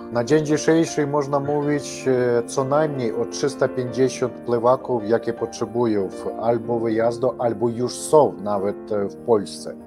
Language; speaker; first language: Polish; non-native, learner; Ukrainian